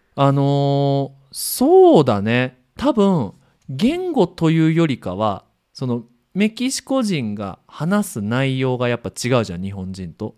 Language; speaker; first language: Japanese; native; Japanese